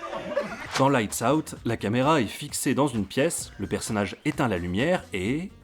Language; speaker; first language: French; native; French